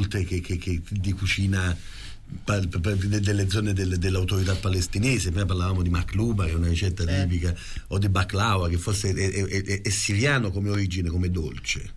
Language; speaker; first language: Italian; native; Italian